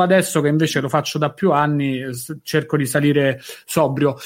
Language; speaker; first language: Italian; native; Italian